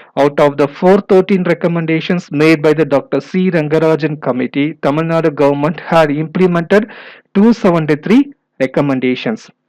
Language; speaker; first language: English; non-native, local second language; Tamil